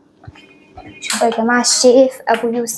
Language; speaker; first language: Arabic; native; Arabic